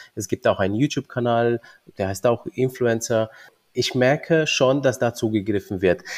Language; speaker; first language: German; early bilingual, other home language; Romanian